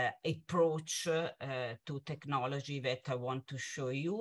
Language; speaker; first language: English; non-native, fluent; Italian